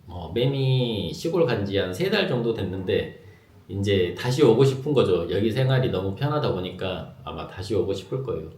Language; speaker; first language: Korean; native; Korean